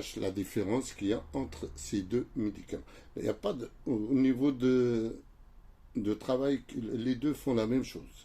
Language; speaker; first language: French; non-native, local second language; Arabic